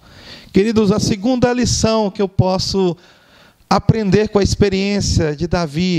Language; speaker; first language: Portuguese; native; Portuguese